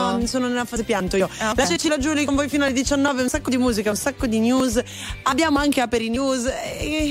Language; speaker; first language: Italian; native; Italian